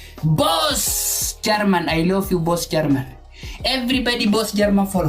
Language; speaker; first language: English; non-native, learner; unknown